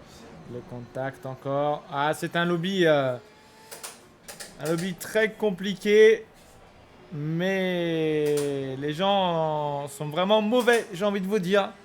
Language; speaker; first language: French; native; French